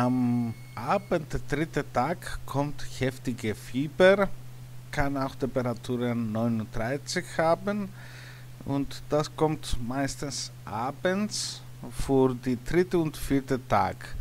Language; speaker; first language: German; non-native, learner; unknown